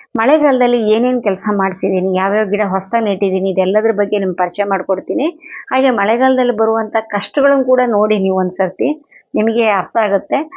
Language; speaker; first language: Kannada; non-native, local second language; Telugu